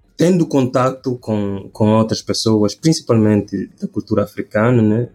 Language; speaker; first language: Portuguese; non-native, local second language; Upper Guinea Crioulo